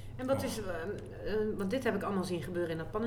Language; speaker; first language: Dutch; non-native, learner; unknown